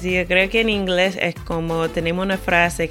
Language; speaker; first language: Spanish; non-native, fluent; English